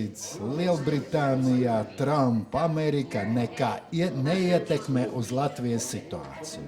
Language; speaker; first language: Latvian; non-native, local second language; Russian